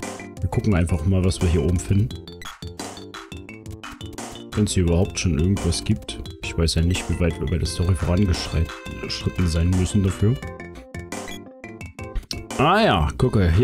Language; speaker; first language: German; native; German